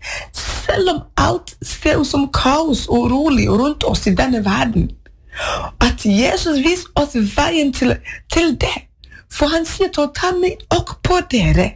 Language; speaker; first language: Norwegian; non-native, fluent; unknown